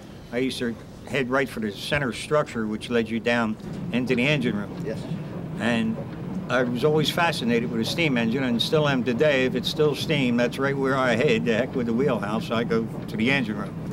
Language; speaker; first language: English; native; English